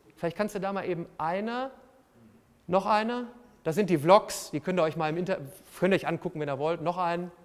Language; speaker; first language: German; native; German